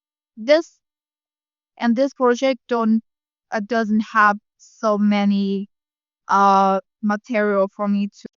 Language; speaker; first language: English; non-native, learner; Vietnamese